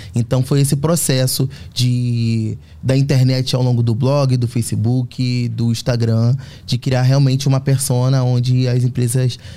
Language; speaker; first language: Portuguese; native; Portuguese